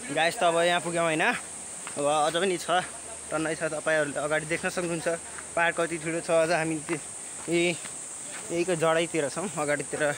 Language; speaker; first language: Nepali; non-native, local second language; Dangaura Tharu